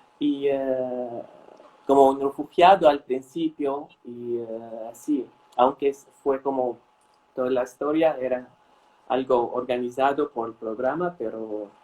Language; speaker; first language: Spanish; non-native, fluent; Arabic